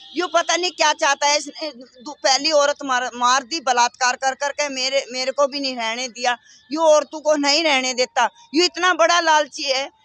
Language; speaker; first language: Hindi; native; Hindi